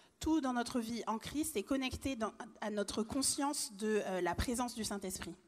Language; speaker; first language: French; native; French